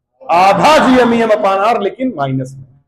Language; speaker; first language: Hindi; native; Hindi